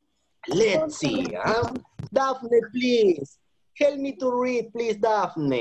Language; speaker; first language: English; non-native, fluent; Spanish